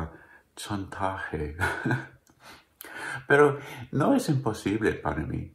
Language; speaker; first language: Spanish; non-native, learner; English